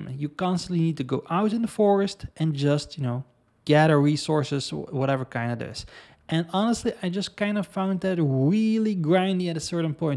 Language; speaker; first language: English; non-native, fluent; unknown